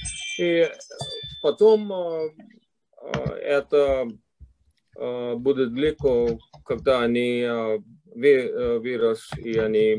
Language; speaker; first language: Russian; non-native, fluent; English